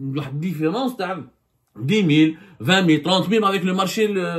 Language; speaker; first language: French; non-native, local second language; Arabic